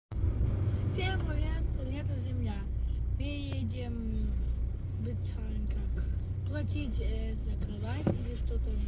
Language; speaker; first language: Russian; early bilingual, heritage; German